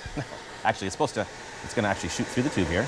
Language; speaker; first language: English; native; English